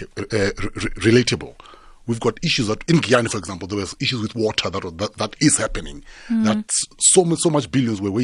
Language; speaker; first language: English; non-native, local second language; Tsonga